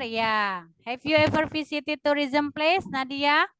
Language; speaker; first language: English; non-native, learner; Indonesian